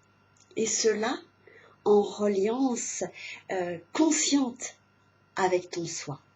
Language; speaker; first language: French; native; French